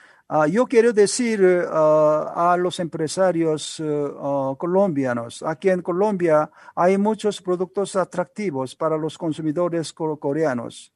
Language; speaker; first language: Spanish; non-native, learner; Korean